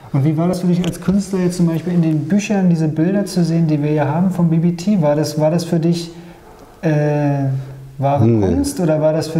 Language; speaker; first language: German; native; German